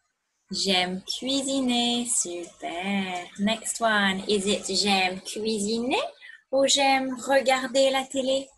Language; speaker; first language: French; non-native, fluent; English